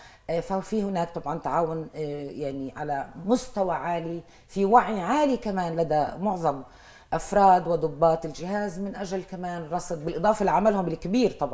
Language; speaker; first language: Arabic; native; Arabic